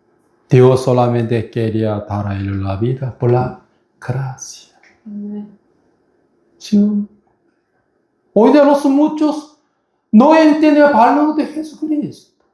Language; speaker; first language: Spanish; non-native, fluent; Korean